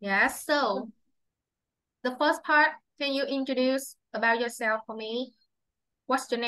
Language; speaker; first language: English; non-native, fluent; Vietnamese